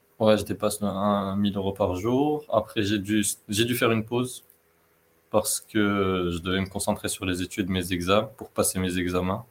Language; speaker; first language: French; non-native, local second language; Arabic